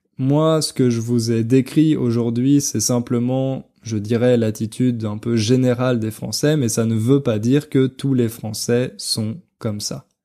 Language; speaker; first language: French; native; French